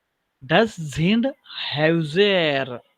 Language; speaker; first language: German; non-native, learner; Marathi